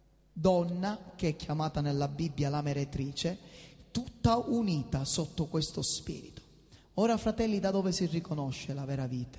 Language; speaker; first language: Italian; native; Italian